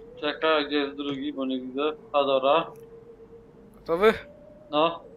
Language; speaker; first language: Polish; native; Polish